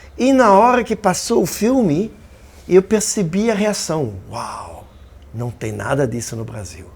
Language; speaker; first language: Portuguese; non-native, fluent; German